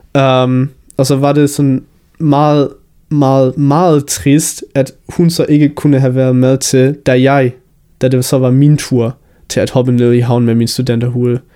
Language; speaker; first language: Danish; early bilingual, heritage; Danish